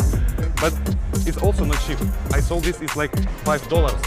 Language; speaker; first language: English; non-native, learner; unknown